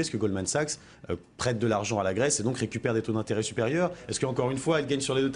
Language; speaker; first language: French; native; French